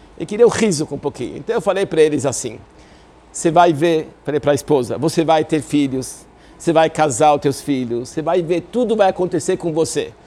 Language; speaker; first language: Portuguese; non-native, fluent; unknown